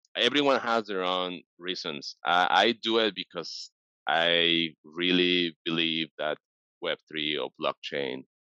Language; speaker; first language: English; non-native, fluent; Spanish